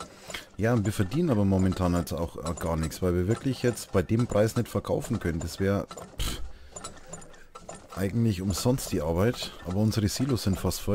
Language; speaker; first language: German; native; German